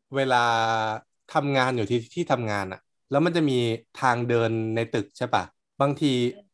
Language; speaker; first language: Thai; native; Thai